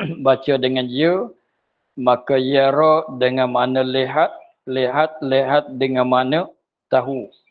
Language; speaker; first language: Malay; native; Malay